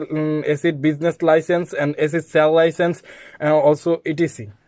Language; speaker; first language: English; non-native, learner; Bangla